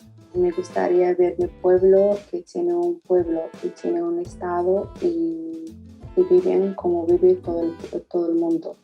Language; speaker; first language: Spanish; non-native, fluent; Arabic